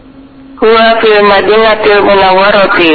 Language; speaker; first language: Arabic; non-native, learner; Indonesian